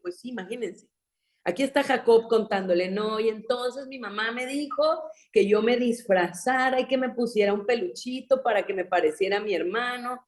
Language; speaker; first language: Spanish; native; Spanish